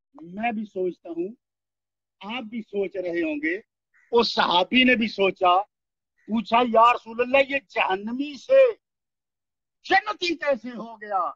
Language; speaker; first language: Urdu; non-native, local second language; Punjabi